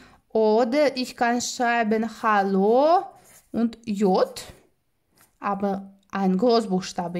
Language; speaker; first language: German; non-native, fluent; Russian